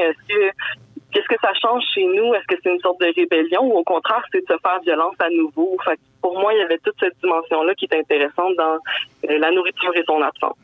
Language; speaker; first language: French; native; French